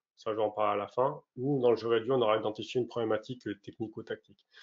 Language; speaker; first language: French; native; French